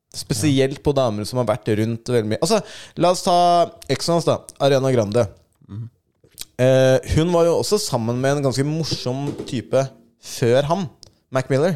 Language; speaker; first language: Norwegian; native; Norwegian